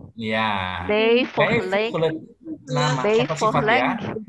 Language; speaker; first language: Dutch; non-native, fluent; Indonesian